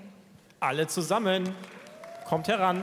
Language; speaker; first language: German; native; German